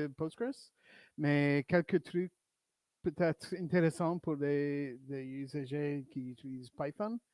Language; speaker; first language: French; non-native, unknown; English